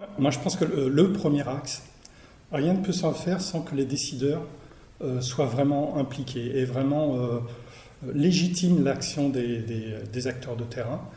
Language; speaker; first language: French; native; French